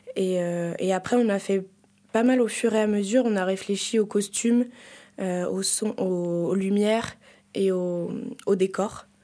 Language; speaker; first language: French; native; French